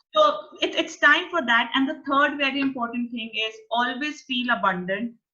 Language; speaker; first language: English; non-native, local second language; Punjabi